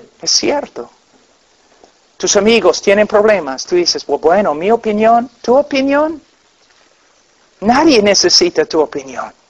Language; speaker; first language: Spanish; non-native, fluent; English